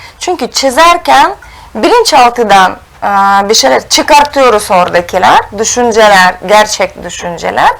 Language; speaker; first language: Turkish; non-native, fluent; Russian